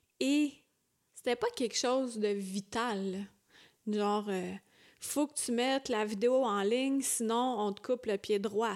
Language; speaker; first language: French; native; French